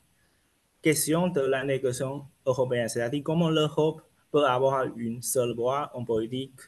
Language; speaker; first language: French; non-native, fluent; Chinese